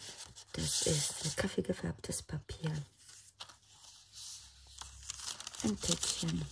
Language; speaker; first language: German; non-native, fluent; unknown